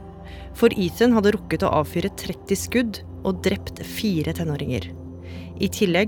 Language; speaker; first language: Norwegian; native; Norwegian